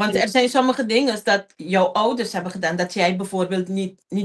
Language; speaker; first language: Dutch; non-native, local second language; Papiamento